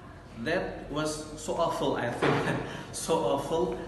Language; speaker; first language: English; non-native, learner; Indonesian